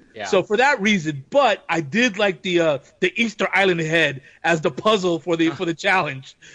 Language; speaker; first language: English; native; English